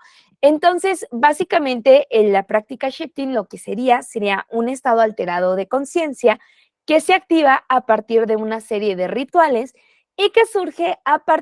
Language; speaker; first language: Spanish; native; Spanish